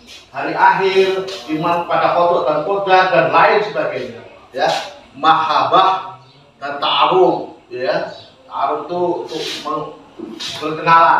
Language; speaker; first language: Indonesian; native; Indonesian